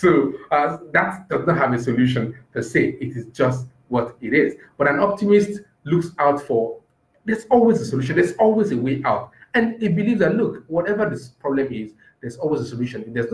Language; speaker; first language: English; non-native, local second language; Yoruba